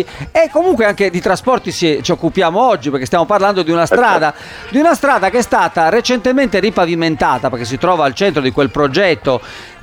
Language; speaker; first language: Italian; native; Italian